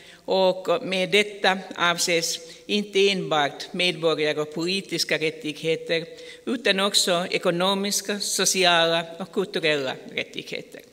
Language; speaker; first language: Swedish; non-native, fluent; Finnish